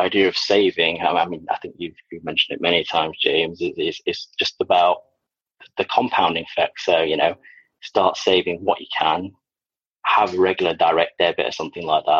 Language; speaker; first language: English; native; English